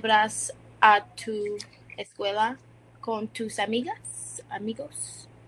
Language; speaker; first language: Spanish; non-native, learner; English